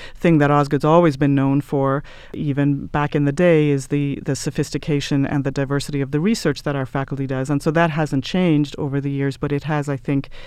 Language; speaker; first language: English; native; English